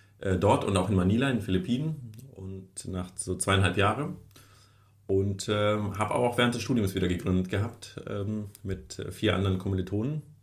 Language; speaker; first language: German; early bilingual, other home language; Russian